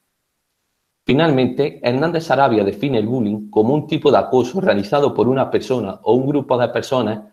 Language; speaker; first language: Spanish; native; Spanish